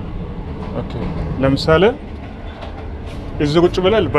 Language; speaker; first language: Amharic; non-native, local second language; Oromo